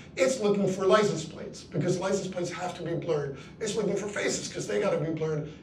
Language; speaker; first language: English; native; English